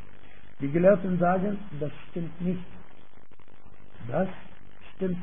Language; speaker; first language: German; non-native, fluent; Arabic